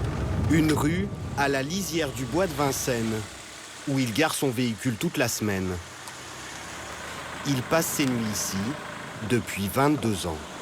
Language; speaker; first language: French; native; French